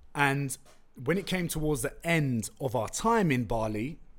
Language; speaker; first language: English; non-native, local second language; Turkish